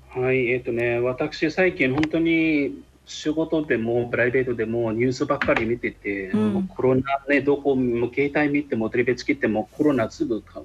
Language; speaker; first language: Japanese; non-native, fluent; Arabic